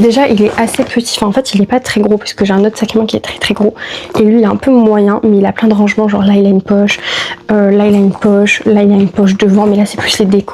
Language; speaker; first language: French; native; French